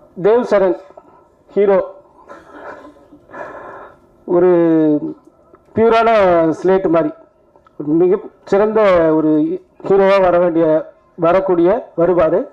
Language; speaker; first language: Tamil; native; Tamil